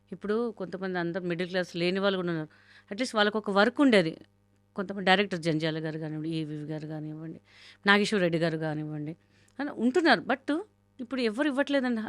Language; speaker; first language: Telugu; non-native, local second language; Hindi